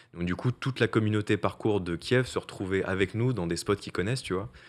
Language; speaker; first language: French; native; French